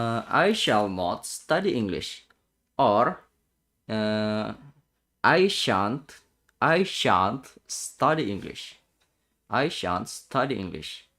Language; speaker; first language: English; non-native, learner; Indonesian